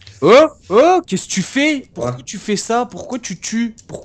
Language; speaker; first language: French; native; French